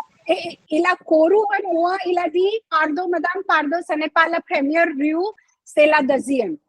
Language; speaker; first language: French; non-native, learner; Hindi